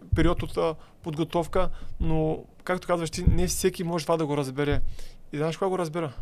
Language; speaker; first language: Bulgarian; native; Bulgarian